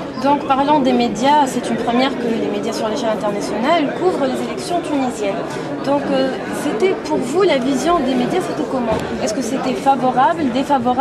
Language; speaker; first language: French; non-native, local second language; Arabic